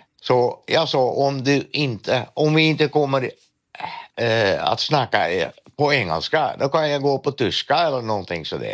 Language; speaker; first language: Swedish; non-native, fluent; Dutch